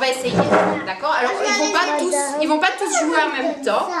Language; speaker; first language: French; native; French